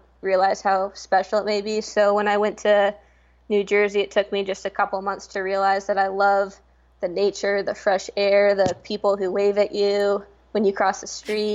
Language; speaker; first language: English; native; English